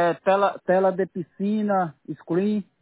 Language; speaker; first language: Spanish; non-native, learner; Portuguese